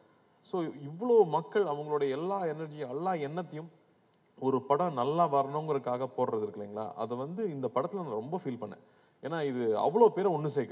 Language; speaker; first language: Tamil; native; Tamil